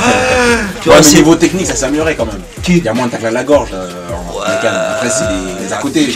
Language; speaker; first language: French; native; French